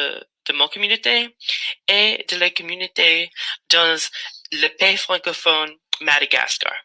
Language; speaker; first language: French; non-native, learner; English